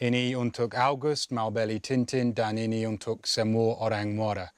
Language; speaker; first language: Indonesian; non-native, learner; English